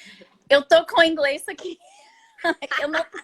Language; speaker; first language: Portuguese; non-native, fluent; English